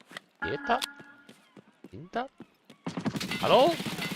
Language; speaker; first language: Japanese; non-native, learner; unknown